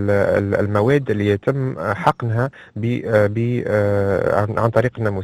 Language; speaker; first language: Arabic; native; Arabic